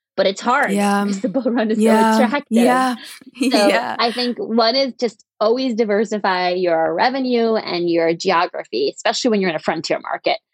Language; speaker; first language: English; native; English